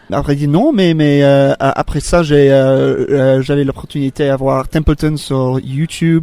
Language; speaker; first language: French; non-native, learner; English